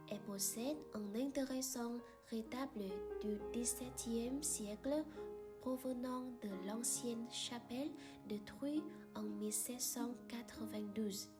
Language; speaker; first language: French; non-native, learner; Vietnamese